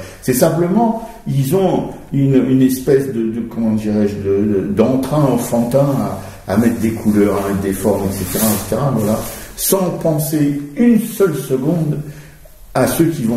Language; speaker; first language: French; native; French